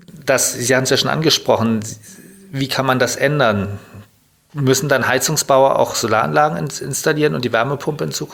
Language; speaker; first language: German; native; German